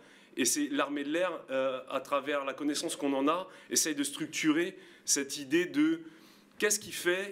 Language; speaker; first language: French; native; French